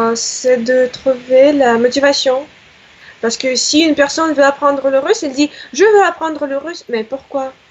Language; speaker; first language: French; non-native, fluent; Russian